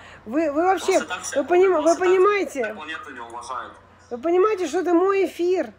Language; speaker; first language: Russian; native; Russian